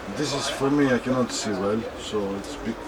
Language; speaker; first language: English; non-native, learner; Greek